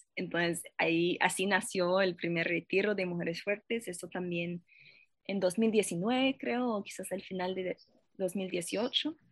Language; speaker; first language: Spanish; non-native, fluent; English